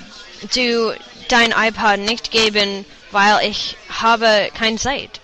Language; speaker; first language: German; non-native, learner; English